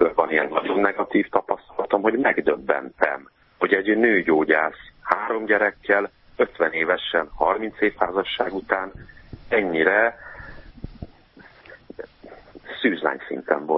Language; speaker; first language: Hungarian; native; Hungarian